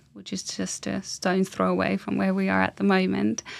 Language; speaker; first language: English; non-native, fluent; Finnish